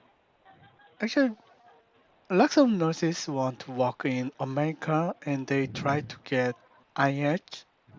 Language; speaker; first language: English; non-native, learner; Korean